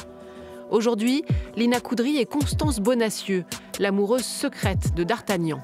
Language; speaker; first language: French; native; French